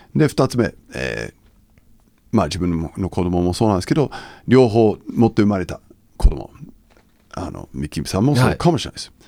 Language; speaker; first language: Japanese; non-native, fluent; English